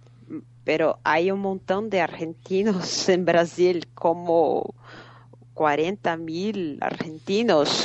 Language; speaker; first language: Spanish; non-native, fluent; Portuguese